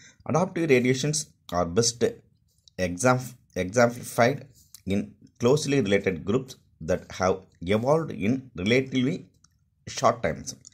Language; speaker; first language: English; non-native, local second language; Tamil